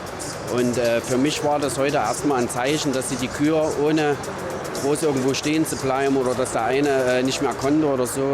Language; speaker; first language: German; native; German